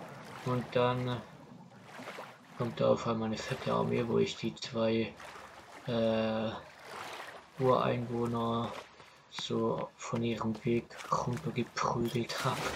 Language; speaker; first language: German; native; German